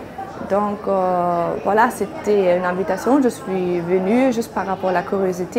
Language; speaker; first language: French; non-native, fluent; German